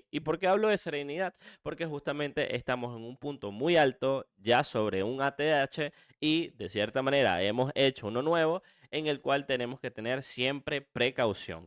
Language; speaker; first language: Spanish; native; Spanish